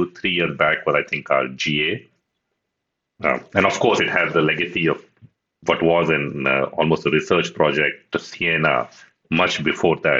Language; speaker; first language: English; non-native, local second language; Hindi